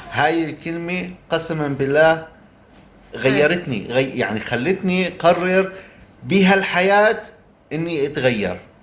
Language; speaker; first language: Arabic; native; Arabic